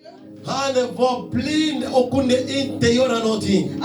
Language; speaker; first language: Swedish; non-native, fluent; Lingala